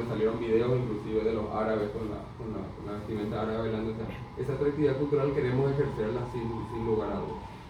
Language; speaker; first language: Spanish; native; Spanish